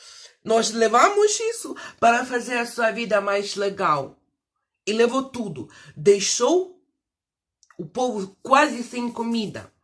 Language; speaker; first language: Portuguese; non-native, fluent; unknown